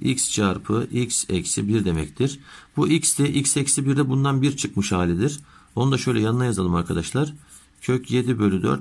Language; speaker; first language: Turkish; native; Turkish